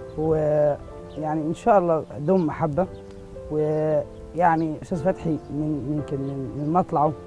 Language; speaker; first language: Egyptian Arabic; native; Egyptian Arabic